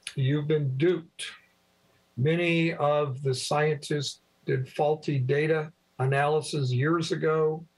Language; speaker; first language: English; native; English